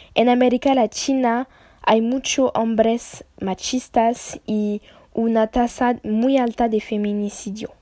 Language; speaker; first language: Spanish; non-native, learner; French